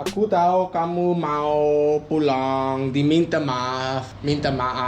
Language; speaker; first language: Indonesian; non-native, learner; English